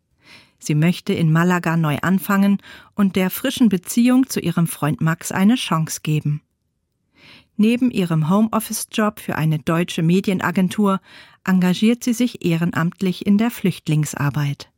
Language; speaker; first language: German; native; German